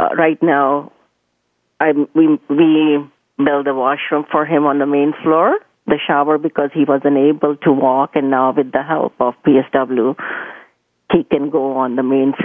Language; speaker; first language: English; non-native, local second language; Punjabi